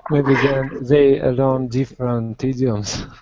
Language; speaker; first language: English; non-native, learner; Russian